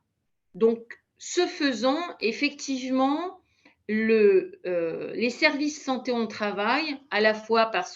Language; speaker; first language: French; native; French